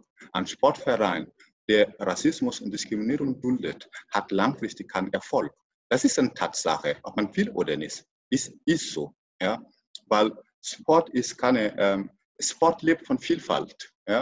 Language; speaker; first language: German; non-native, fluent; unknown